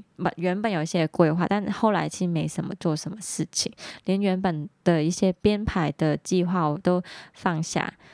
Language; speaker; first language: Chinese; non-native, local second language; Cantonese